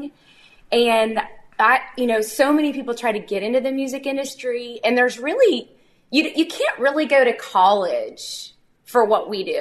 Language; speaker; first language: English; native; English